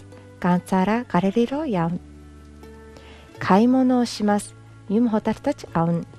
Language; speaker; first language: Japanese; non-native, fluent; Mongolian